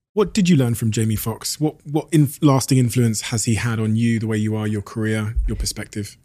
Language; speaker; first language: English; native; English